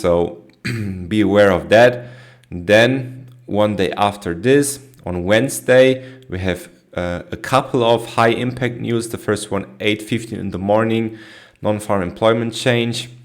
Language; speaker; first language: English; non-native, fluent; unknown